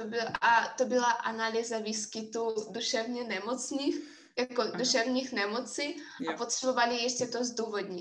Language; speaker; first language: Czech; non-native, fluent; Russian